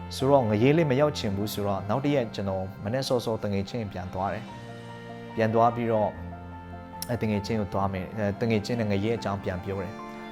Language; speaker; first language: Burmese; non-native, local second language; Hakha Chin